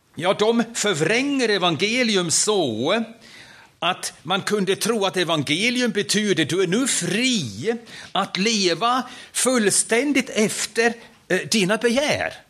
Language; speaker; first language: Swedish; non-native, fluent; German